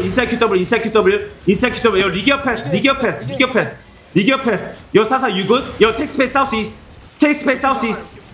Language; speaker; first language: English; non-native, learner; Korean